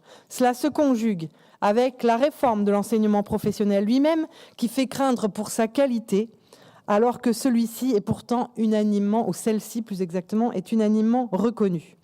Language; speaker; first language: French; native; French